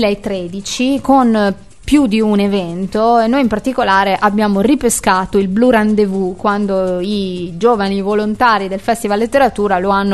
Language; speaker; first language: Italian; native; Italian